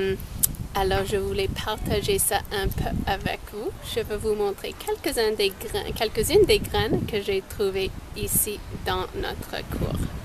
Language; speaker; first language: French; non-native, local second language; English